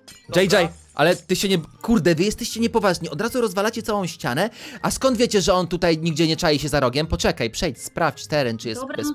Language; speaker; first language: Polish; native; Polish